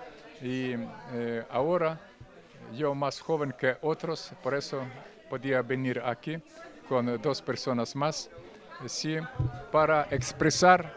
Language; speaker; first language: Spanish; non-native, fluent; Russian